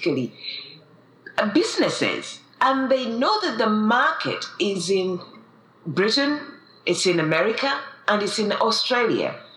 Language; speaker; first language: English; non-native, local second language; Ganda